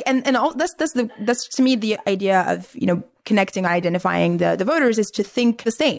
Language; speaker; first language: English; non-native, fluent; Arabic